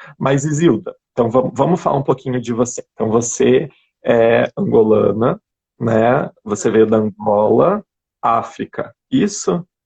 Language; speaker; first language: Portuguese; native; Portuguese